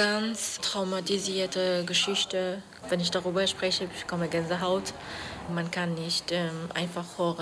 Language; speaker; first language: German; non-native, learner; Persian